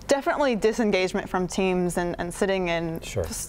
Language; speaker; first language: English; native; English